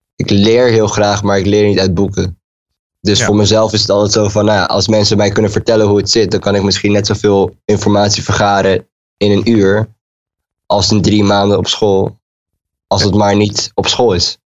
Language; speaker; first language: Dutch; native; Dutch